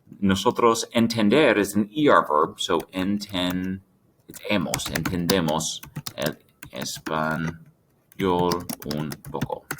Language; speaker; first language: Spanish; non-native, fluent; English